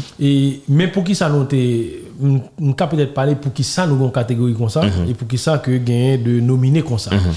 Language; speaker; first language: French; non-native, local second language; Haitian Creole